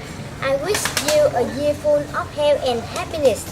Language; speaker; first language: English; non-native, learner; Vietnamese